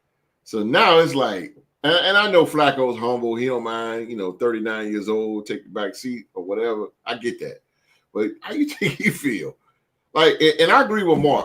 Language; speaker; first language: English; native; English